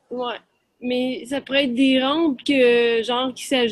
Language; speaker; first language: French; native; French